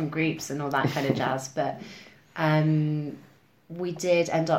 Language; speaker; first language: English; native; English